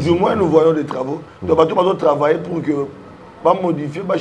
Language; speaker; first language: French; non-native, local second language; Lingala